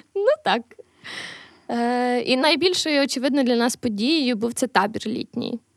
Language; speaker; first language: Ukrainian; native; Ukrainian